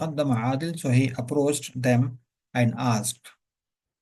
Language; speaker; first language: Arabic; non-native, fluent; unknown